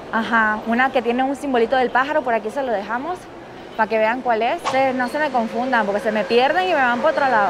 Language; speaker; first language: Spanish; native; Spanish